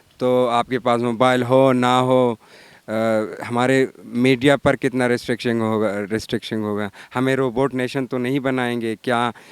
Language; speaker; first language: Hindi; non-native, fluent; Pashto